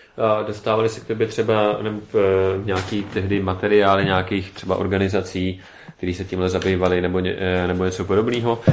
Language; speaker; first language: Czech; native; Czech